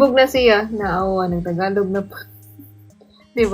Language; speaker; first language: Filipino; non-native, local second language; Cebuano